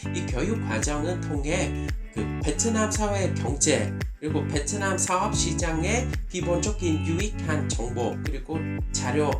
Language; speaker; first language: Korean; non-native, fluent; Vietnamese